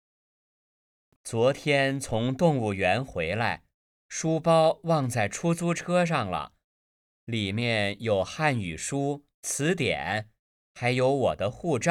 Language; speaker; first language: Chinese; native; Chinese